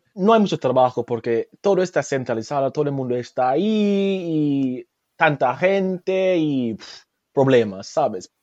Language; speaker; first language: Spanish; non-native, fluent; Jamaican Creole English